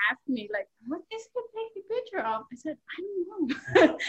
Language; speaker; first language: English; non-native, local second language; Filipino